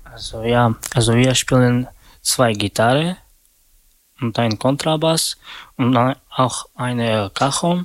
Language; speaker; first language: German; non-native, learner; Romany